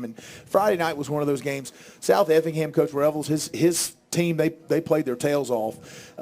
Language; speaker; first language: English; native; English